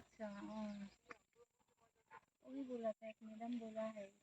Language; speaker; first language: Hindi; non-native, local second language; Bangla